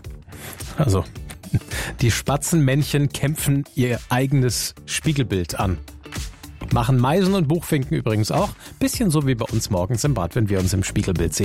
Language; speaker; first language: German; native; German